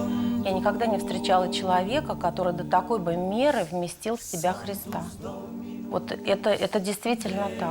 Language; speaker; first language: Russian; native; Russian